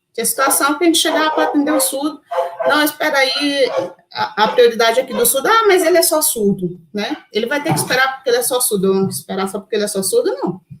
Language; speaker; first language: Portuguese; native; Portuguese